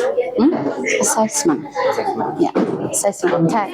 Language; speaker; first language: English; non-native, learner; Indonesian